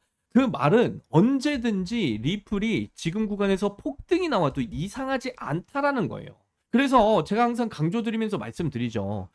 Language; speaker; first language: Korean; native; Korean